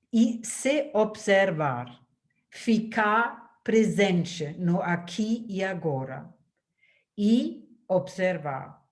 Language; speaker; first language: Portuguese; non-native, fluent; German